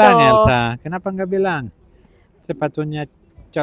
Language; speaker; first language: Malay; non-native, learner; Catalan